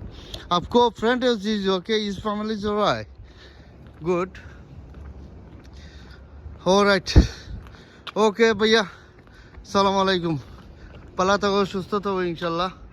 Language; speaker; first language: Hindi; non-native, learner; Bangla